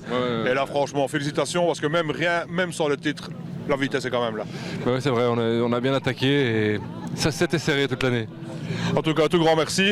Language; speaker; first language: French; native; French